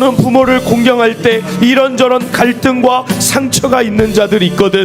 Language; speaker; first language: Korean; native; Korean